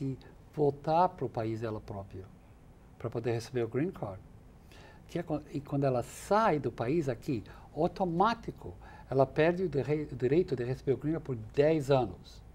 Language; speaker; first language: Portuguese; non-native, fluent; English